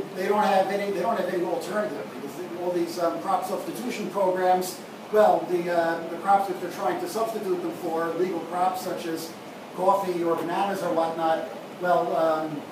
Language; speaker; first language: English; native; English